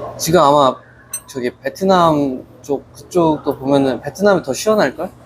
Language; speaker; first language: Korean; native; Korean